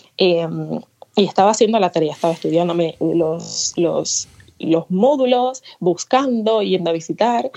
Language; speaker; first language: Spanish; native; Spanish